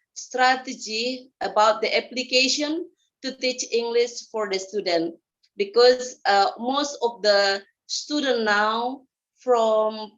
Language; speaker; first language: English; non-native, fluent; Indonesian